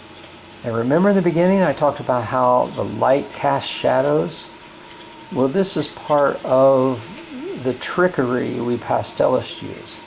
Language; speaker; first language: English; native; English